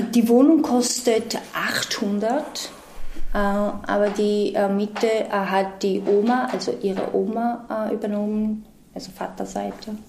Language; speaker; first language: German; non-native, fluent; Georgian